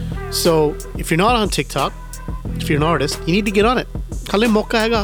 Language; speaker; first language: English; early bilingual, other home language; Punjabi